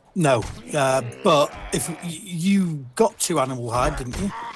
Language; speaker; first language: English; native; English